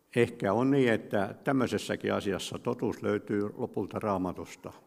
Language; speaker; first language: Finnish; native; Finnish